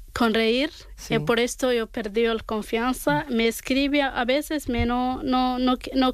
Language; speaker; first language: Spanish; non-native, learner; Arabic